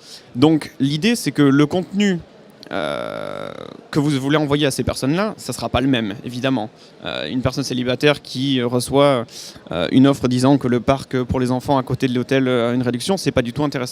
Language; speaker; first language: French; native; French